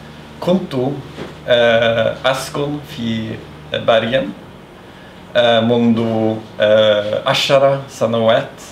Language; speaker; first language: Arabic; non-native, learner; Norwegian